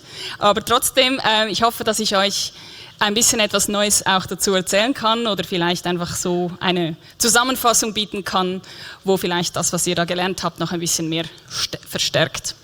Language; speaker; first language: German; native; German